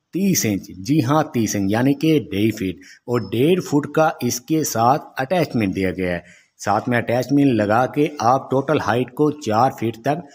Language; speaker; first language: Urdu; non-native, local second language; Saraiki